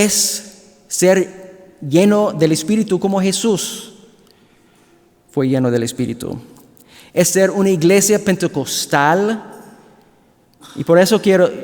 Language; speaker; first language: Spanish; non-native, fluent; English